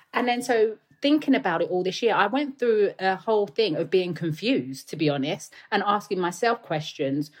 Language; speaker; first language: English; native; English